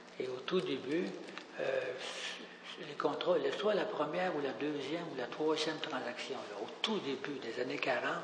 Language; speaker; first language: French; native; French